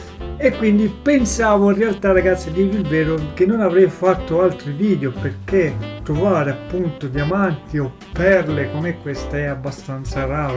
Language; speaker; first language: Italian; native; Italian